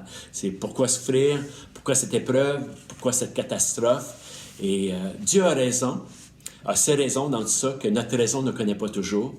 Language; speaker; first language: French; native; French